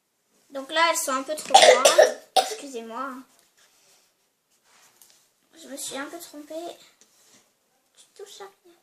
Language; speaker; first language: French; native; French